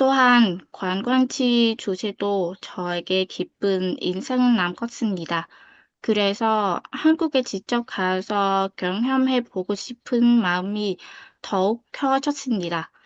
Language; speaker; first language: Korean; non-native, fluent; Vietnamese